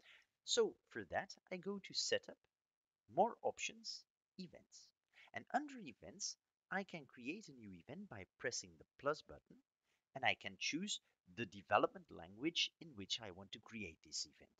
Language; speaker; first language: English; non-native, fluent; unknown